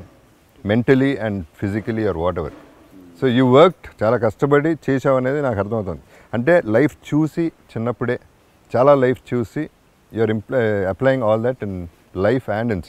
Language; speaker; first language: Telugu; native; Telugu